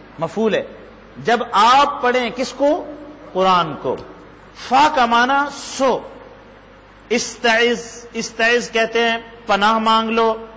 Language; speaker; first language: Urdu; native; Urdu